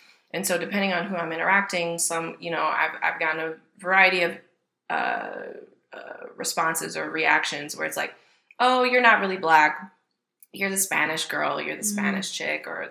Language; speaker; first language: English; native; English